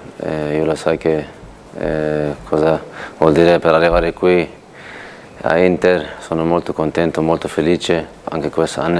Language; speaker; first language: Italian; non-native, fluent; Turkish